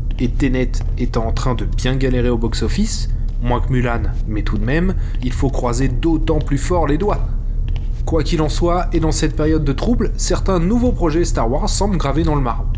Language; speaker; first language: French; native; French